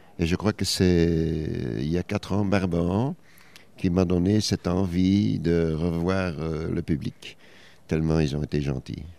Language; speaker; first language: French; native; French